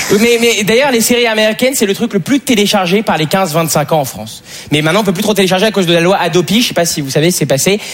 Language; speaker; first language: French; native; French